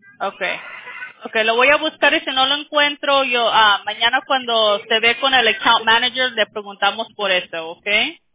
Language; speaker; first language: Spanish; early bilingual, heritage; Spanish